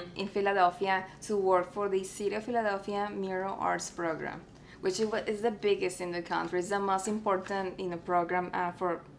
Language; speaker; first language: English; early bilingual, other home language; Spanish